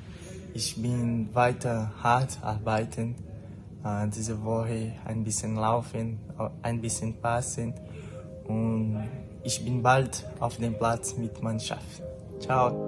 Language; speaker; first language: German; non-native, learner; Portuguese